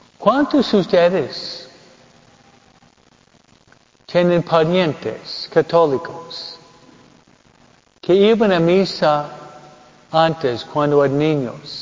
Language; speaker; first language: Spanish; early bilingual, heritage; Spanish